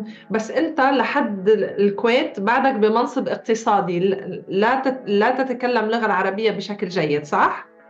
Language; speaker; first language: Arabic; native; Arabic